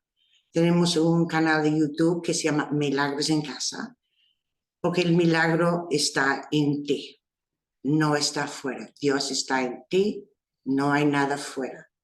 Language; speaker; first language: Spanish; non-native, fluent; English